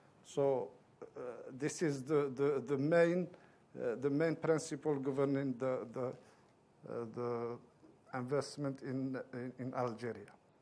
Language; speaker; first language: English; non-native, fluent; Arabic